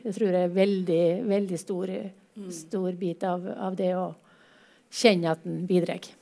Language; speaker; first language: Norwegian; native; Norwegian